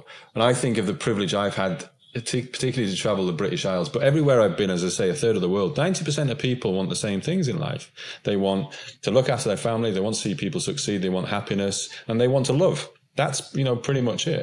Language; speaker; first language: English; native; English